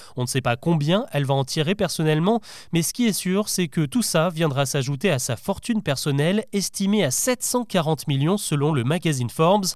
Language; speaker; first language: French; native; French